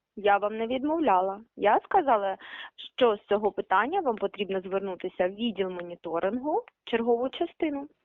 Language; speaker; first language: Ukrainian; native; Ukrainian